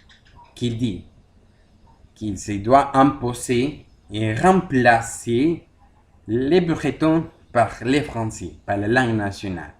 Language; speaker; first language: French; non-native, learner; Spanish